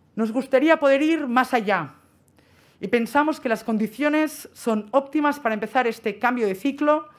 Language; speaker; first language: Spanish; non-native, local second language; Catalan